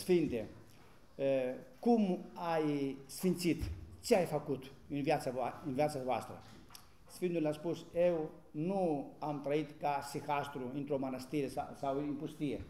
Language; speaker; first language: Romanian; non-native, learner; Greek